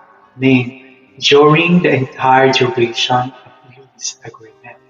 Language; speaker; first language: English; non-native, local second language; Filipino